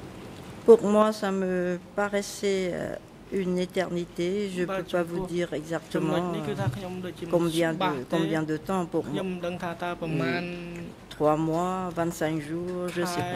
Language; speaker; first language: French; non-native, local second language; Khmer